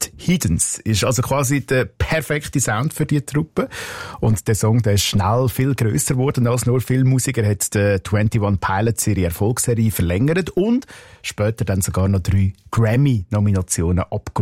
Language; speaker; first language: German; native; German